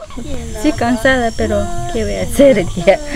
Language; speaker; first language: Spanish; non-native, local second language; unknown